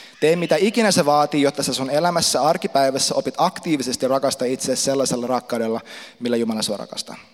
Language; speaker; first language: Finnish; native; Finnish